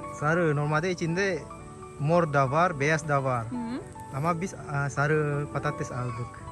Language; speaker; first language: Turkish; non-native, learner; Indonesian